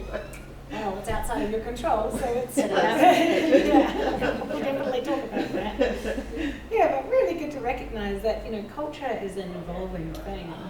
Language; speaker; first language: English; native; English